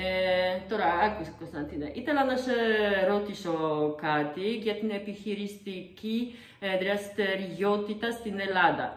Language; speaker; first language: Greek; non-native, learner; Polish